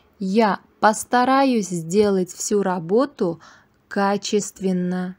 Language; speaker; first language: Russian; non-native, local second language; Uzbek